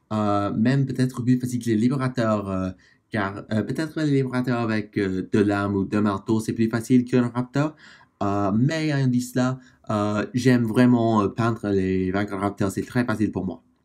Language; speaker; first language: French; non-native, fluent; English